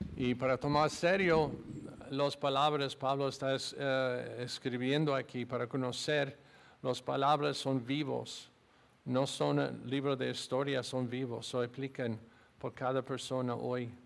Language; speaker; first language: Spanish; non-native, learner; English